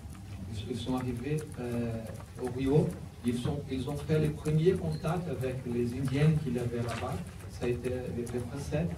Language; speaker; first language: French; non-native, learner; Portuguese